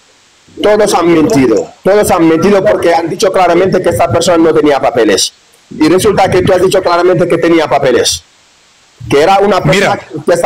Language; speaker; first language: Spanish; non-native, fluent; Wolof